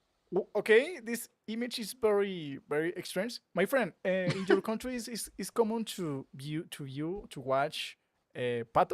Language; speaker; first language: English; non-native, learner; Spanish